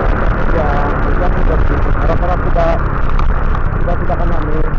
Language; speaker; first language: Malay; non-native, local second language; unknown